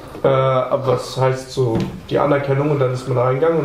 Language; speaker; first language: German; native; German